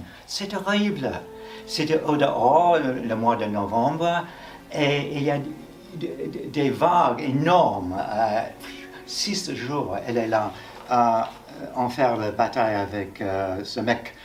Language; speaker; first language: French; non-native, fluent; English